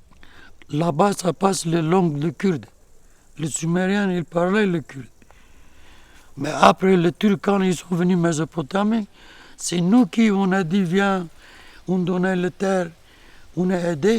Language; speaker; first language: French; non-native, learner; Kurdish